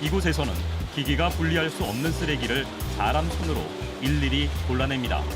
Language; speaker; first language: Korean; native; Korean